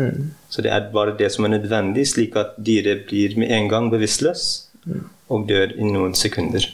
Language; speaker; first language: Norwegian; early bilingual, heritage; Norwegian